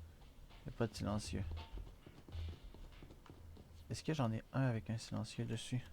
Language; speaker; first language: French; native; French